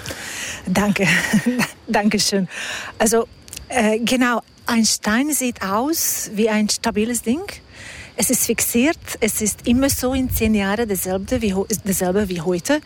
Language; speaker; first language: German; non-native, fluent; Hungarian